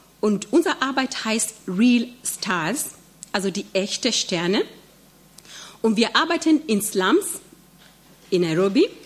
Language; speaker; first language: German; non-native, fluent; Swahili